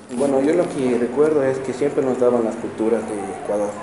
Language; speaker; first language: Spanish; native; Spanish